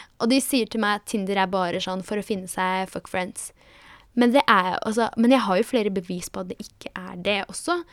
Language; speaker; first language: Norwegian; early bilingual, other home language; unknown